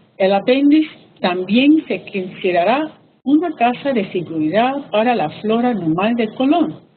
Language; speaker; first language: Spanish; early bilingual, heritage; Spanish